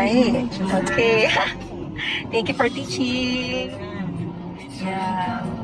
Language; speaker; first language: English; non-native, local second language; Filipino